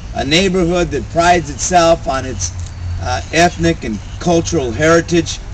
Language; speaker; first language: English; native; English